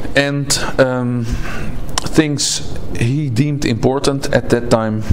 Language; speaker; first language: English; non-native, fluent; Dutch